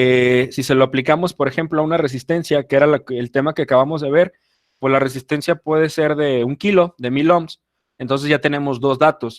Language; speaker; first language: Spanish; native; Spanish